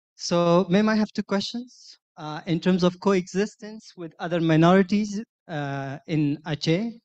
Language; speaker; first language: English; non-native, fluent; Persian